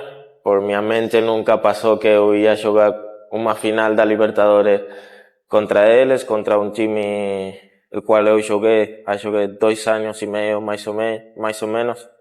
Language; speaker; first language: Portuguese; non-native, fluent; Spanish